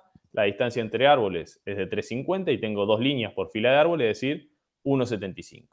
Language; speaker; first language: Spanish; native; Spanish